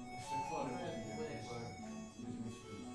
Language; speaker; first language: Polish; native; Polish